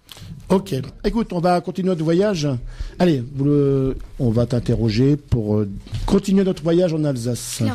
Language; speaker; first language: French; native; French